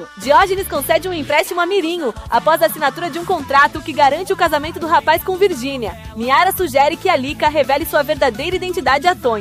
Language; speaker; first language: Portuguese; native; Portuguese